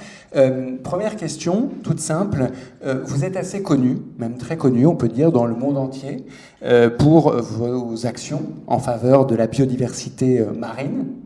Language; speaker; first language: French; native; French